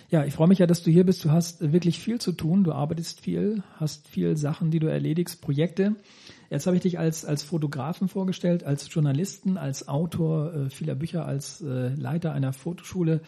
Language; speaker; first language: German; native; German